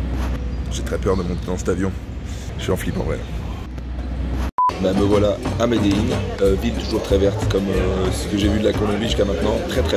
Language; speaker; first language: French; native; French